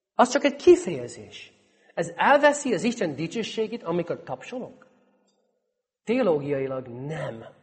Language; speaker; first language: Hungarian; non-native, fluent; English